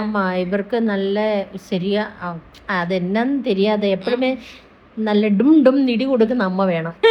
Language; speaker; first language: Tamil; non-native, learner; Malayalam